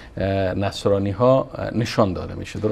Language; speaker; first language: Persian; native; Persian